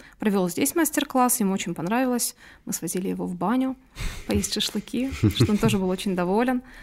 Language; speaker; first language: Russian; native; Russian